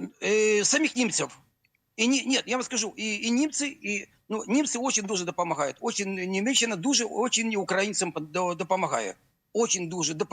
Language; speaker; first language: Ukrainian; non-native, local second language; Russian